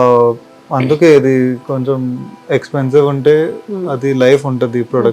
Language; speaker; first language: Telugu; non-native, local second language; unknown